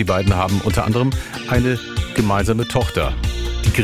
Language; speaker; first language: German; native; German